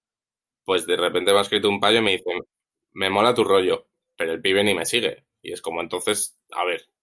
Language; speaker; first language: Spanish; native; Spanish